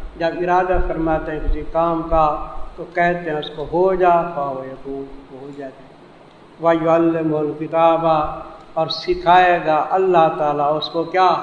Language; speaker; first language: Urdu; non-native, local second language; Saraiki